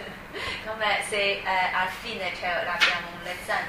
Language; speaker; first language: Italian; non-native, fluent; Chinese